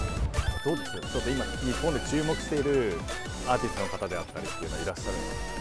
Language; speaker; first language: Japanese; native; Japanese